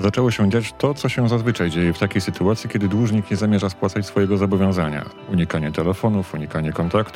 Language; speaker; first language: Polish; native; Polish